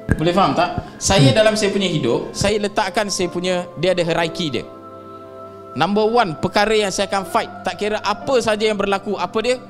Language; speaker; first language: Malay; non-native, local second language; Tamil